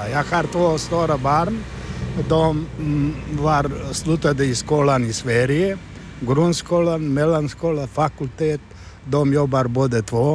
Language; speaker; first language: Swedish; non-native, learner; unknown